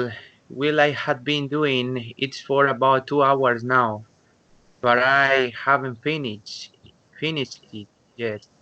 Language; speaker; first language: English; non-native, learner; Spanish